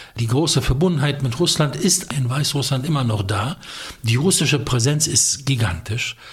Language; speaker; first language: German; non-native, fluent; Polish